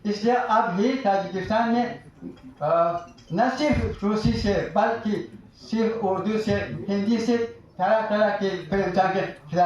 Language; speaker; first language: Hindi; non-native, fluent; Tajik